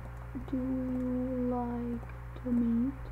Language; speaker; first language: English; non-native, learner; Czech